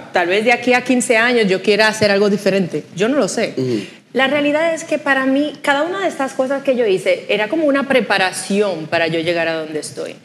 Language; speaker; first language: Spanish; non-native, fluent; Haitian Creole